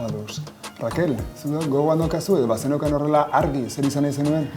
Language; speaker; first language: Basque; native; Basque